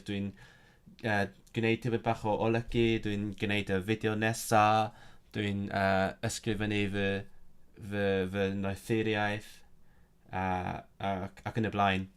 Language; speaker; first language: Welsh; non-native, learner; Cantonese